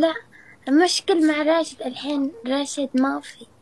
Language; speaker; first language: Arabic; non-native, learner; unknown